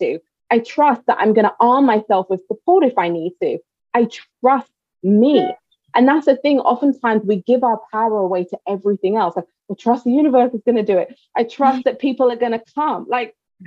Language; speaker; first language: English; native; English